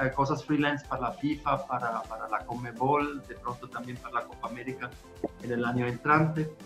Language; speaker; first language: Spanish; non-native, fluent; German